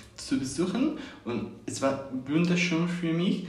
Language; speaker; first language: German; non-native, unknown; Spanish